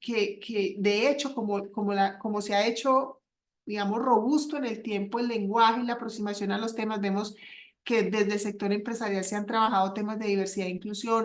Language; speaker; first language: Spanish; native; Spanish